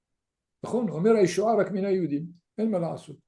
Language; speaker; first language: Hebrew; non-native, fluent; French